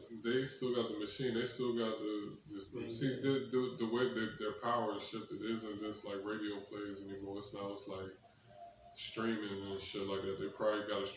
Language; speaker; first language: English; native; English